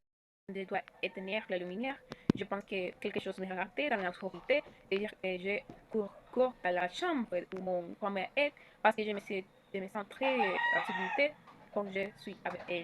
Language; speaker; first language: French; non-native, learner; Spanish